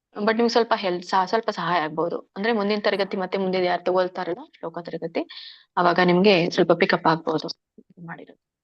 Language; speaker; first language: Kannada; native; Kannada